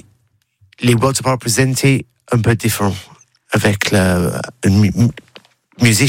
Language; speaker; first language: French; non-native, learner; English